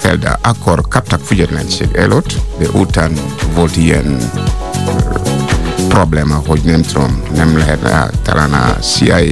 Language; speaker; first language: Hungarian; non-native, fluent; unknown